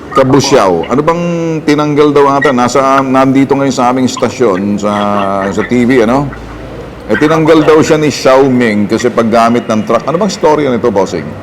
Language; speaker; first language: Filipino; native; Filipino